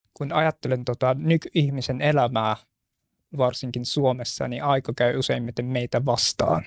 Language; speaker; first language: Finnish; non-native, fluent; Japanese